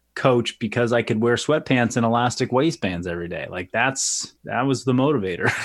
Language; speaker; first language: English; native; English